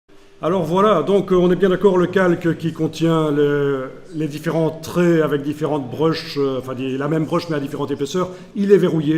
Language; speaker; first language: French; native; French